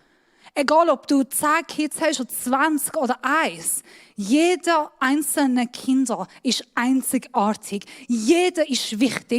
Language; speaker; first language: German; non-native, fluent; Persian